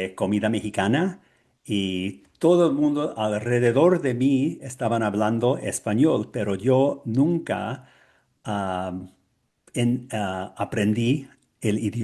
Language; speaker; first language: Spanish; non-native, learner; English